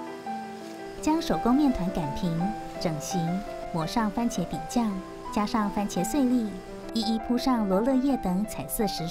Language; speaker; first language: Chinese; native; Chinese